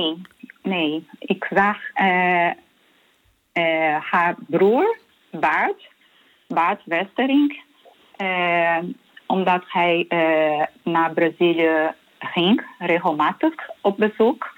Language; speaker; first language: Dutch; non-native, fluent; Portuguese